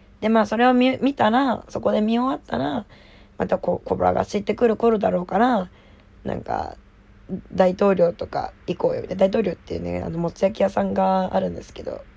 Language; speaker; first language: Japanese; native; Japanese